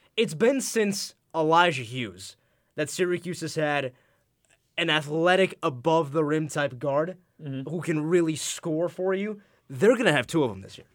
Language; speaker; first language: English; native; English